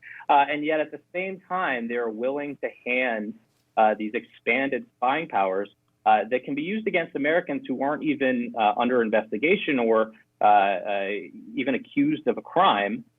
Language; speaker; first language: English; native; English